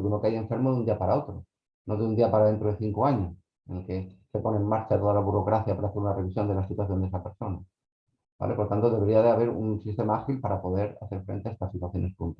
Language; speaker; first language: Spanish; native; Spanish